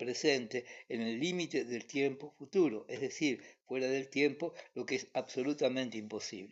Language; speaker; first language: Spanish; native; Spanish